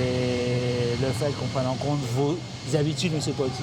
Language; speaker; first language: French; native; French